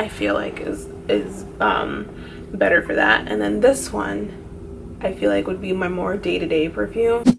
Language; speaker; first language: English; native; English